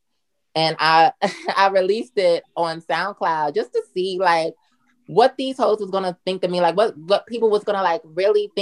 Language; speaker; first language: English; native; English